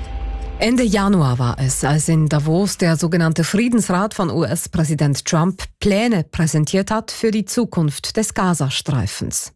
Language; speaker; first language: German; native; German